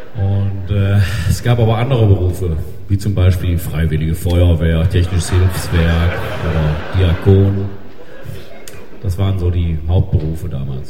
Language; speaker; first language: German; native; German